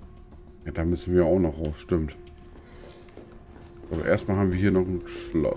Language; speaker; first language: German; native; German